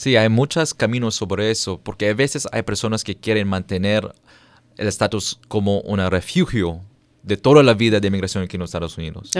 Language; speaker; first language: Spanish; non-native, fluent; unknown